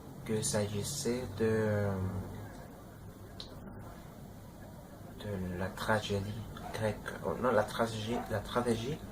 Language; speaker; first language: French; non-native, learner; Spanish